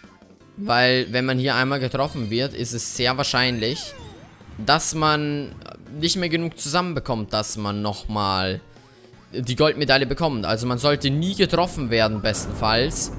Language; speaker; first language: German; native; German